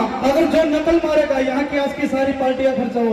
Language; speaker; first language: Hindi; native; Hindi